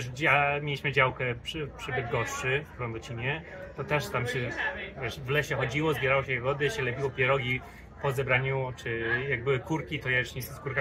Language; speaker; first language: Polish; early bilingual, heritage; English